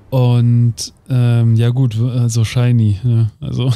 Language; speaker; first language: German; native; German